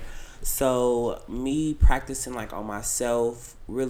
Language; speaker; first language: English; native; English